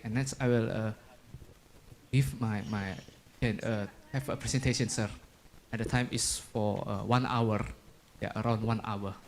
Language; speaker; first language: English; non-native, fluent; Indonesian